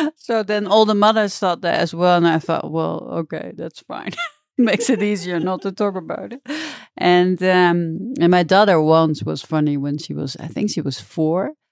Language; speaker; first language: English; non-native, fluent; Dutch